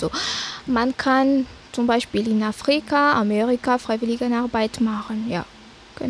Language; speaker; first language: German; non-native, fluent; Malagasy